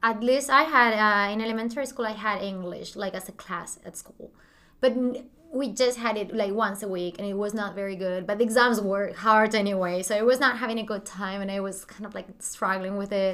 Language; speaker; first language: English; non-native, fluent; Spanish